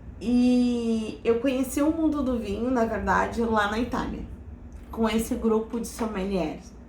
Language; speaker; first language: Portuguese; native; Portuguese